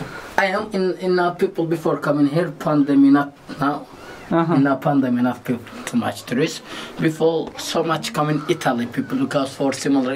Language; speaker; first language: English; non-native, learner; Arabic